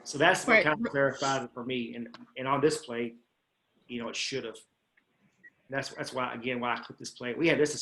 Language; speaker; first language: English; native; English